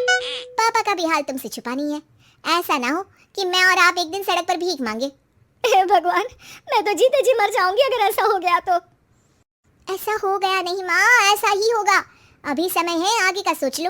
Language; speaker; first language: Hindi; native; Hindi